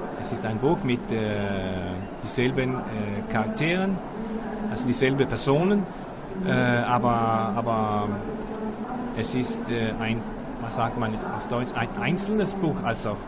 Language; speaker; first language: German; non-native, learner; Danish